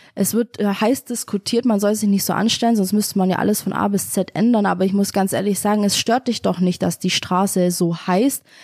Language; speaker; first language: German; early bilingual, other home language; Turkish